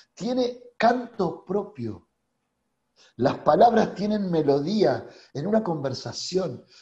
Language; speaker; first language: Spanish; native; Spanish